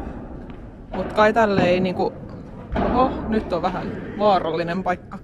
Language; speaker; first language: Finnish; native; Finnish